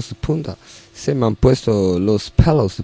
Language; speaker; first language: Spanish; non-native, learner; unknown